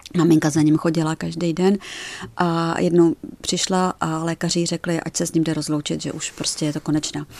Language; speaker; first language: Czech; native; Czech